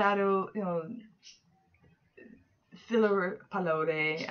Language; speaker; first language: Italian; non-native, learner; English